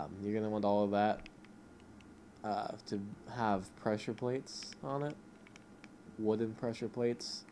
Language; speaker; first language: English; native; English